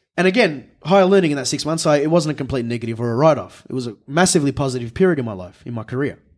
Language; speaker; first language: English; native; English